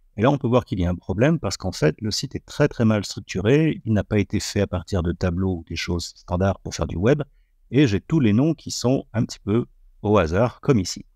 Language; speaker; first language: French; native; French